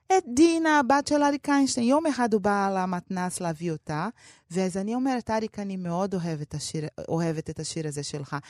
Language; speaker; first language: Hebrew; non-native, fluent; Portuguese